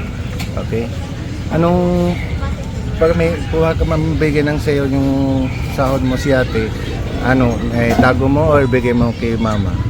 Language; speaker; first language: Filipino; non-native, local second language; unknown